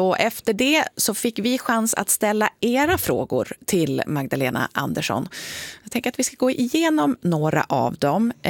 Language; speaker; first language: Swedish; native; Swedish